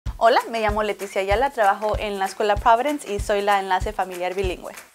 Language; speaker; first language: Spanish; early bilingual, heritage; Spanish